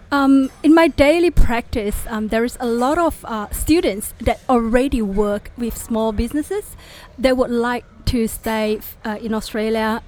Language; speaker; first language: English; non-native, fluent; Indonesian